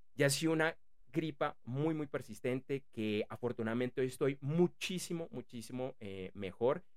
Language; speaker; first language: Spanish; native; Spanish